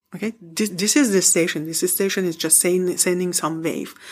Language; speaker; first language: English; non-native, fluent; Persian